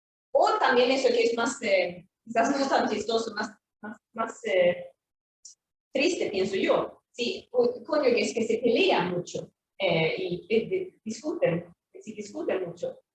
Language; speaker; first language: Spanish; non-native, fluent; Swedish